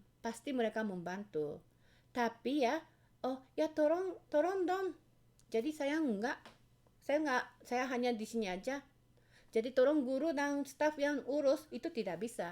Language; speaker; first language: Indonesian; non-native, fluent; Japanese